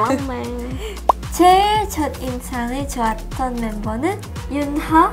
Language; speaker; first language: Korean; non-native, fluent; Japanese